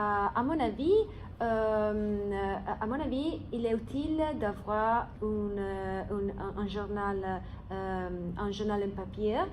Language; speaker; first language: French; non-native, fluent; English